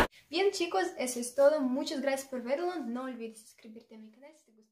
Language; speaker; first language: Spanish; non-native, learner; Russian